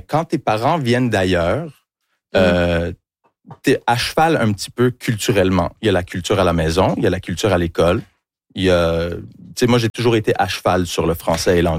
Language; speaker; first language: French; early bilingual, other home language; English